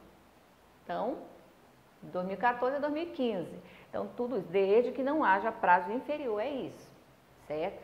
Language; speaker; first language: Portuguese; native; Portuguese